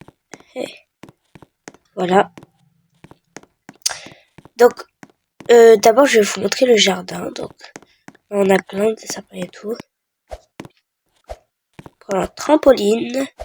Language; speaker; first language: French; native; French